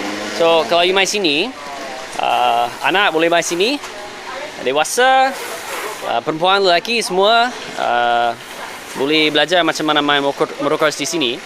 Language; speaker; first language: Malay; non-native, fluent; English